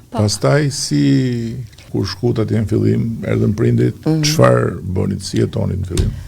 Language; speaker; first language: Albanian; native; Albanian